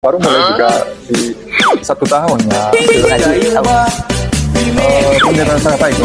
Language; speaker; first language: Indonesian; non-native, learner; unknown